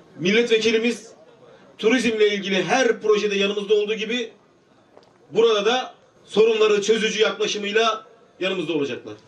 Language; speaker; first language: Turkish; native; Turkish